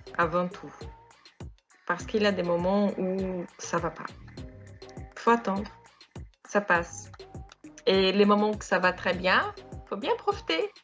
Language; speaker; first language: French; non-native, fluent; Portuguese